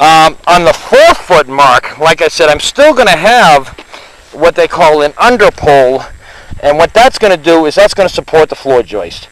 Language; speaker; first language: English; native; English